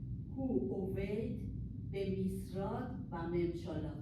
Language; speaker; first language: Hebrew; non-native, learner; English